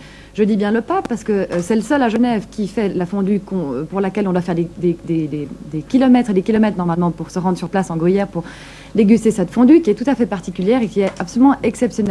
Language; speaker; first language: French; native; French